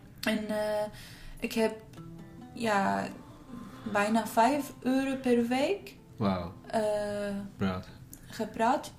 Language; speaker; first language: Dutch; non-native, learner; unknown